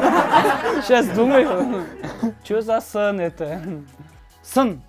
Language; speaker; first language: Russian; non-native, learner; Kazakh